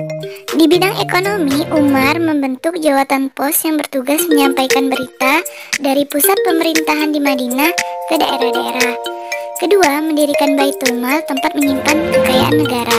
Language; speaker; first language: Indonesian; native; Indonesian